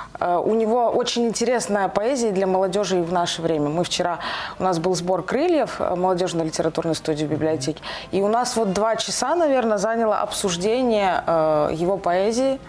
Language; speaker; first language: Russian; native; Russian